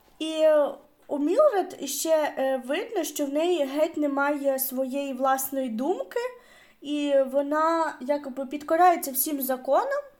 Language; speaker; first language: Ukrainian; non-native, local second language; Russian